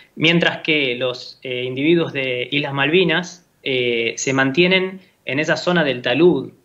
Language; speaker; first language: Spanish; native; Spanish